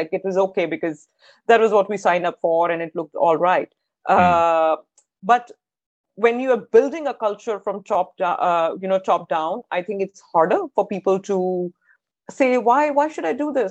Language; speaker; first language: English; non-native, local second language; Hindi